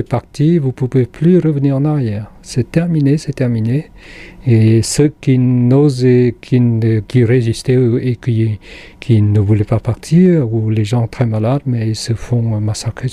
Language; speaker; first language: French; non-native, fluent; Khmer